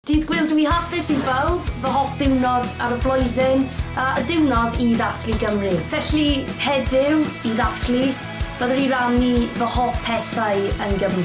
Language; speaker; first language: Welsh; non-native, local second language; English